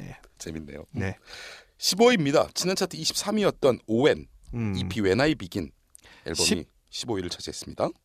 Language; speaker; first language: Korean; native; Korean